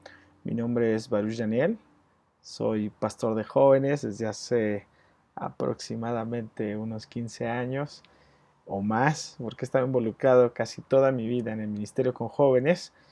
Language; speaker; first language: Spanish; native; Spanish